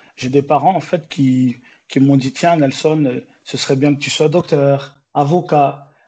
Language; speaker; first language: French; native; French